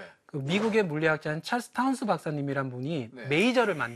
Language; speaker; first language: Korean; native; Korean